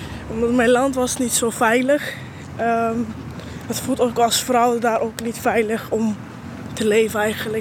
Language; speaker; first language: Dutch; non-native, fluent; Somali